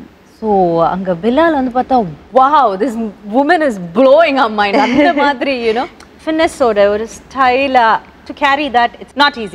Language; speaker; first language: Tamil; native; Tamil